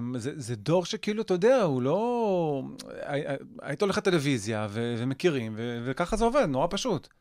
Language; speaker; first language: Hebrew; native; Hebrew